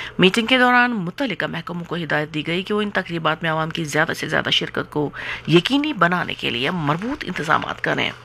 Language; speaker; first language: Urdu; non-native, local second language; Kashmiri